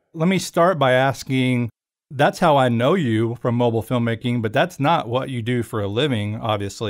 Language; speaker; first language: English; native; English